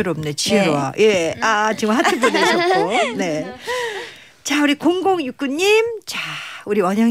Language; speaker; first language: Korean; native; Korean